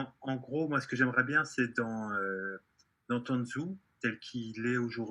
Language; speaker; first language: French; native; French